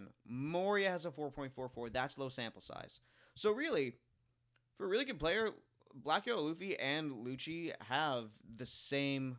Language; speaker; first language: English; native; English